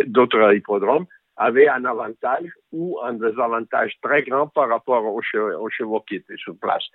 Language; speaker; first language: French; non-native, fluent; English